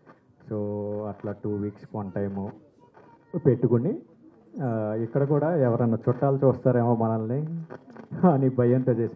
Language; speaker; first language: Telugu; native; Telugu